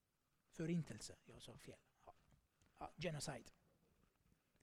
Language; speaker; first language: Swedish; non-native, fluent; Armenian